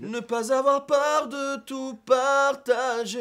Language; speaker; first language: French; native; French